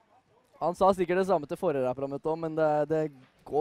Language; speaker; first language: Norwegian; native; Norwegian